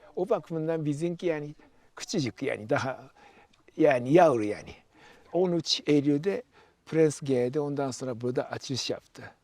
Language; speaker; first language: Turkish; non-native, fluent; Japanese